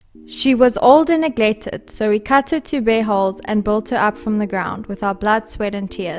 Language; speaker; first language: English; native; English